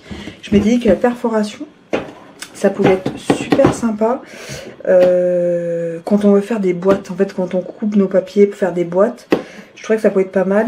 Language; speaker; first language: French; native; French